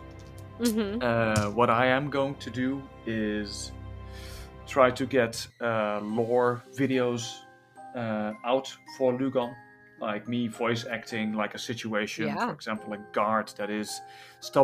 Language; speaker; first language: English; non-native, fluent; Dutch